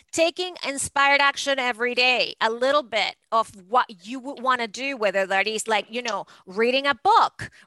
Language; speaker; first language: English; non-native, fluent; Spanish